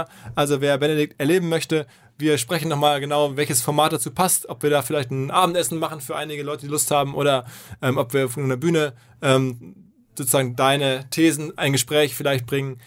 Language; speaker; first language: German; native; German